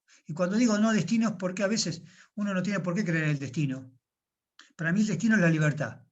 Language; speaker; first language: Spanish; native; Spanish